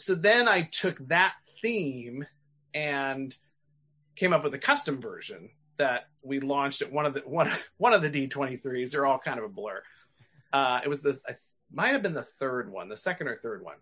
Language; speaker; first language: English; native; English